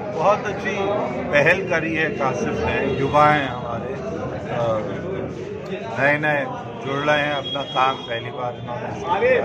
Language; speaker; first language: Hindi; native; Hindi